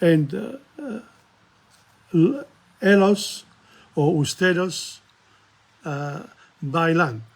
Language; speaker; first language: Spanish; non-native, learner; English